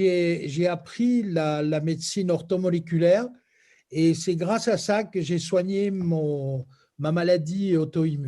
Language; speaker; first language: French; native; French